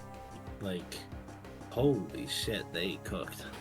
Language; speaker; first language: English; native; English